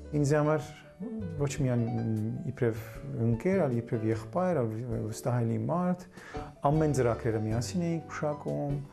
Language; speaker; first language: Armenian; early bilingual, heritage; Armenian